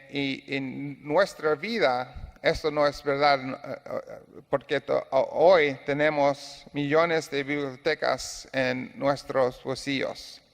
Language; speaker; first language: Spanish; non-native, learner; English